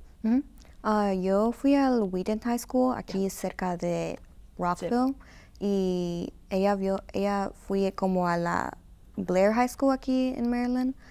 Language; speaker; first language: Spanish; early bilingual, heritage; Spanish